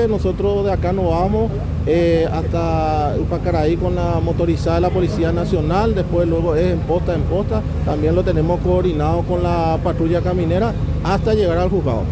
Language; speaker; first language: Spanish; native; Spanish